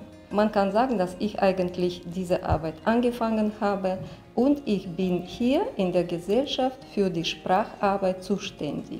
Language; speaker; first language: German; non-native, fluent; Russian